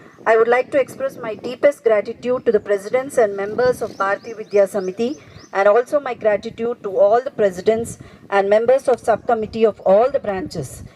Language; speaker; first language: English; non-native, local second language; Telugu